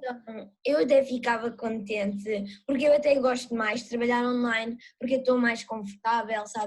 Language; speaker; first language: Portuguese; early bilingual, heritage; Portuguese